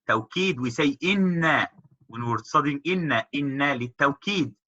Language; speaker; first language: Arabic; non-native, fluent; English